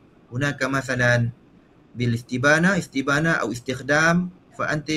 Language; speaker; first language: Arabic; non-native, fluent; Malay